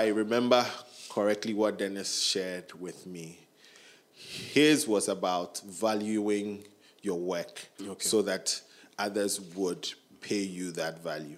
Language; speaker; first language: English; non-native, local second language; Akan